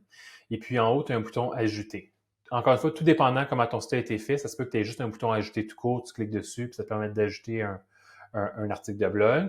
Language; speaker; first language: French; native; French